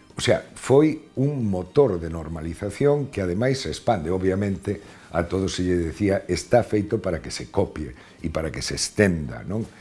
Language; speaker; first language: Galician; non-native, local second language; Spanish